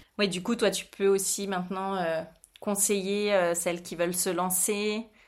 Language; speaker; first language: French; native; French